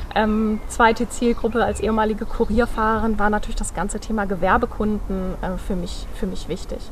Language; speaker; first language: German; native; German